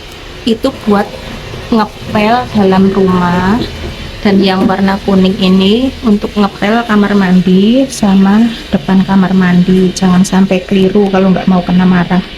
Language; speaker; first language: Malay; non-native, local second language; Javanese